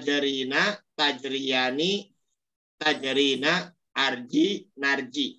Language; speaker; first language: Arabic; non-native, learner; Indonesian